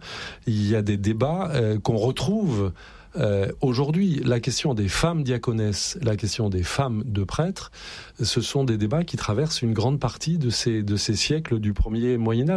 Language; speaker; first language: French; native; French